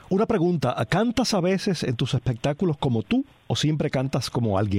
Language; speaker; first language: Spanish; native; Spanish